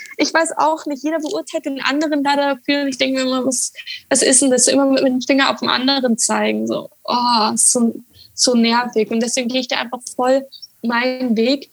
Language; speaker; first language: German; native; German